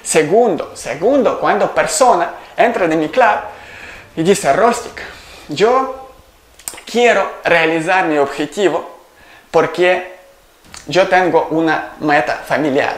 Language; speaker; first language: Spanish; non-native, learner; Ukrainian